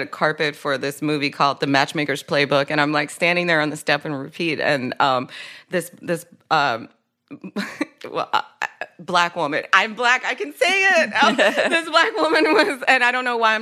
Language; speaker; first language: English; native; English